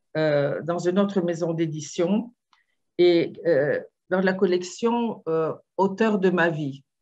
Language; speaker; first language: French; non-native, fluent; Bulgarian